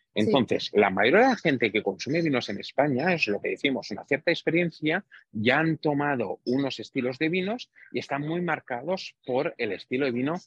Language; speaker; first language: Spanish; non-native, fluent; Hungarian